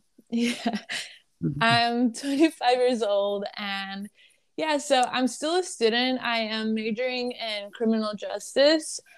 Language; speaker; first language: English; early bilingual, other home language; Arabic